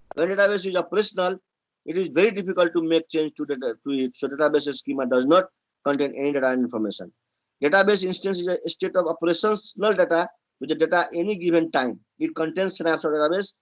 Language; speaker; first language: English; non-native, local second language; Nepali